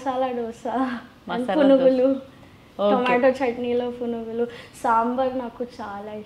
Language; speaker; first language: Telugu; non-native, local second language; Gujarati